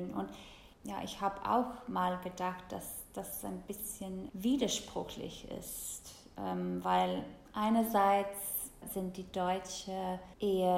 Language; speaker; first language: German; non-native, fluent; English